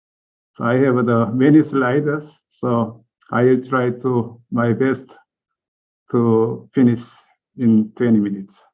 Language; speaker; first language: English; non-native, learner; Korean